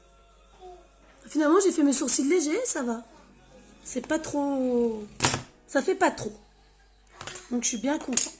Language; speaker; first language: French; native; French